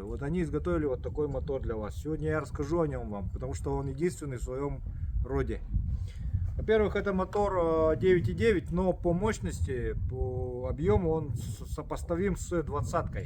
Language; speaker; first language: Russian; native; Russian